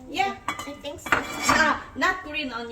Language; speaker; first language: English; non-native, fluent; Korean